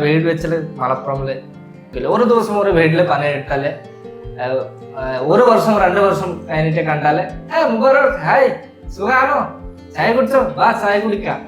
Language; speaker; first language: Malayalam; non-native, learner; Bangla